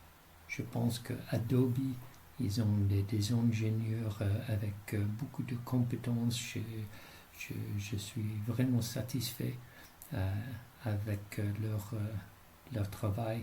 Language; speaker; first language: French; non-native, fluent; English